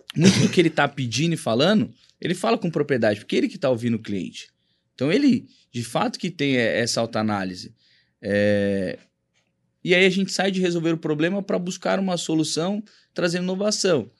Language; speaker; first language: Portuguese; native; Portuguese